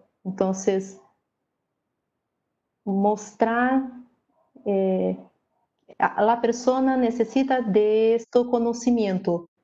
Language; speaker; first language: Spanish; non-native, learner; Portuguese